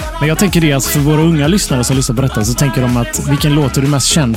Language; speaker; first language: Swedish; native; Swedish